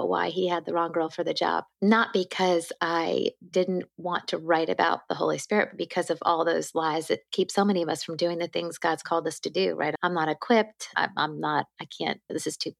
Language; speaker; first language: English; native; English